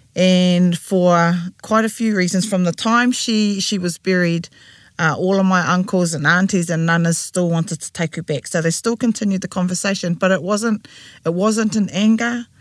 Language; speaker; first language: English; native; English